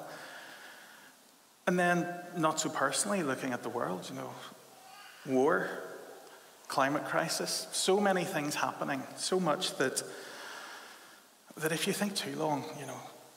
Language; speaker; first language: English; native; English